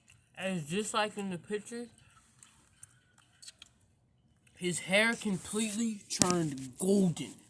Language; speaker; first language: English; native; English